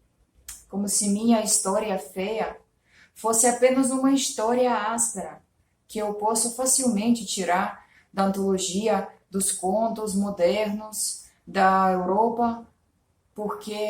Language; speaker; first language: Portuguese; non-native, fluent; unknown